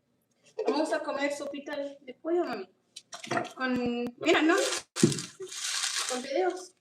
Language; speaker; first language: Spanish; non-native, learner; English